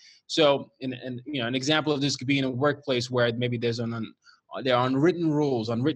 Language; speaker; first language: English; non-native, local second language; Yoruba